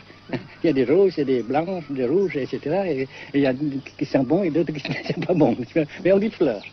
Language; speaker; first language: French; non-native, fluent; Vietnamese